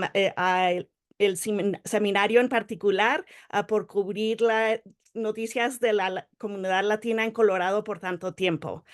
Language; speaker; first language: Spanish; early bilingual, heritage; Spanish